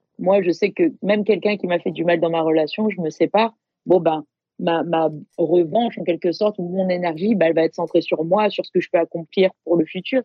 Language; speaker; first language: French; native; French